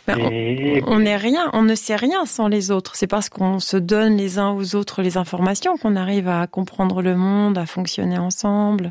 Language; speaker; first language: French; native; French